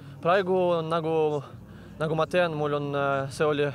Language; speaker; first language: Estonian; non-native, local second language; Russian